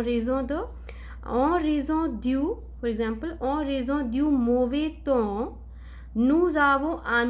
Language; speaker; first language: French; non-native, fluent; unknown